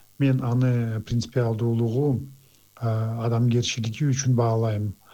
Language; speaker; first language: Kyrgyz; non-native, local second language; Azerbaijani